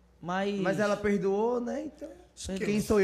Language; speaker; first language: Portuguese; native; Portuguese